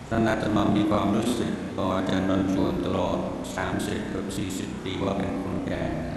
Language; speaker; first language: Thai; non-native, fluent; English